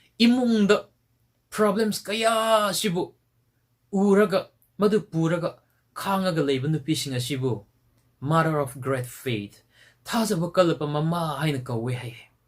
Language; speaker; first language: Manipuri; non-native, local second language; Tangkhul Naga (India)